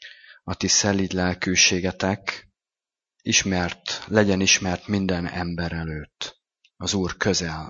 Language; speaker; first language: Hungarian; native; Hungarian